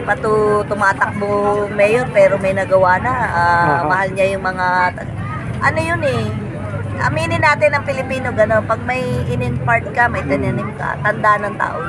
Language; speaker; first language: Filipino; native; Filipino